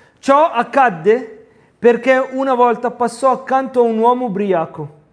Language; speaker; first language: Italian; early bilingual, other home language; Arabic